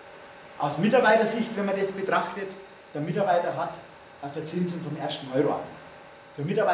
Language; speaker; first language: German; native; German